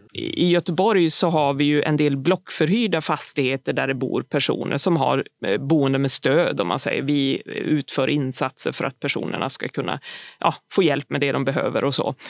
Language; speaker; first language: Swedish; native; Swedish